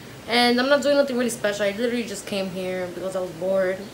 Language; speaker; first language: English; early bilingual, other home language; Spanish